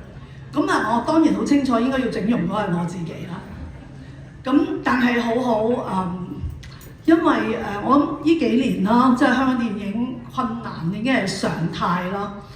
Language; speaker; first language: Cantonese; native; Cantonese